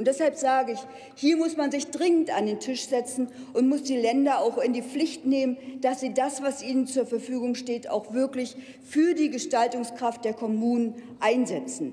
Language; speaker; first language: German; native; German